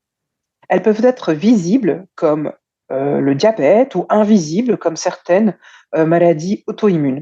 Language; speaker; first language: French; native; French